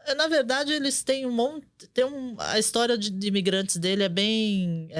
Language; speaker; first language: Portuguese; early bilingual, other home language; Korean